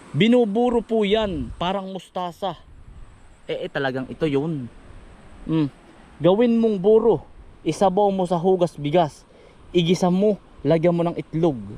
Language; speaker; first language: Filipino; native; Filipino